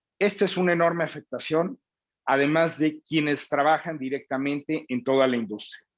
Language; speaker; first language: Spanish; native; Spanish